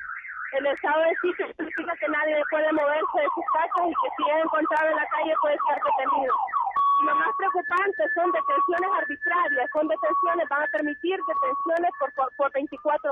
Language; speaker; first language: Spanish; native; Spanish